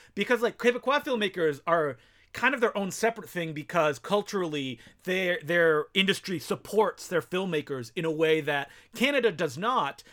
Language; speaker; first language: English; non-native, fluent; French